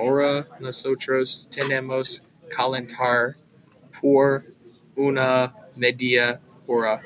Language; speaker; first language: Spanish; non-native, learner; English